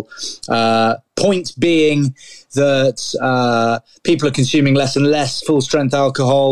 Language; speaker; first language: English; native; English